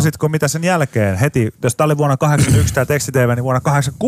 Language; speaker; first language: Finnish; native; Finnish